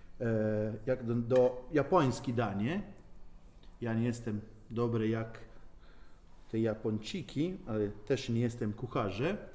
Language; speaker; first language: Polish; non-native, learner; Italian